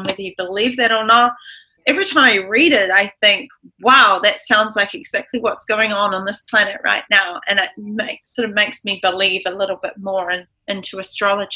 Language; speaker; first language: English; native; English